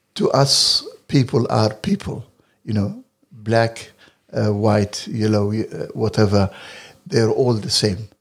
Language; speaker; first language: English; non-native, fluent; Arabic